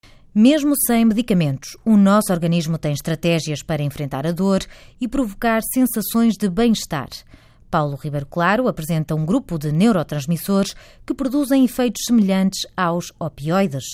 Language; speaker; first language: Portuguese; native; Portuguese